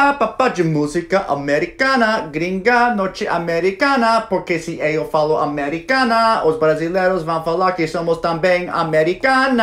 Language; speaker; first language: Portuguese; non-native, fluent; English